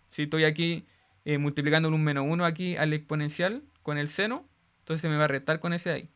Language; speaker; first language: Spanish; native; Spanish